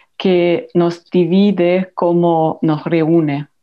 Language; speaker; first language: Spanish; non-native, fluent; German